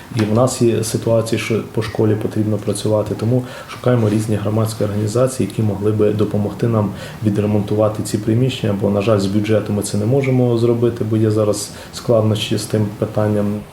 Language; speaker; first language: Ukrainian; native; Ukrainian